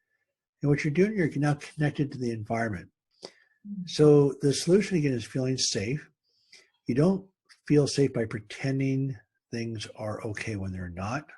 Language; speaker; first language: English; native; English